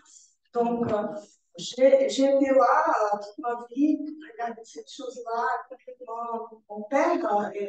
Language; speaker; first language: French; non-native, learner; Portuguese